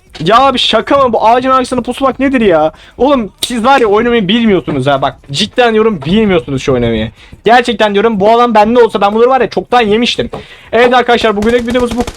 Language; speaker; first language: Turkish; native; Turkish